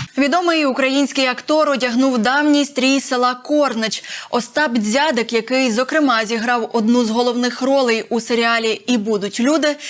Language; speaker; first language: Ukrainian; native; Ukrainian